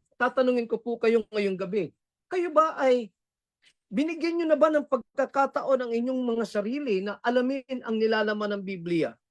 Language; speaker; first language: Filipino; non-native, local second language; Cebuano